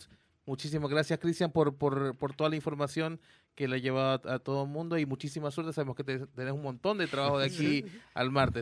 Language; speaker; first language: Spanish; native; Spanish